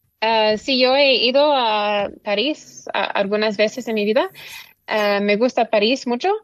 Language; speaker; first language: Spanish; non-native, learner; English